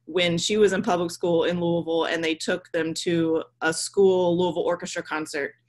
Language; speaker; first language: English; native; English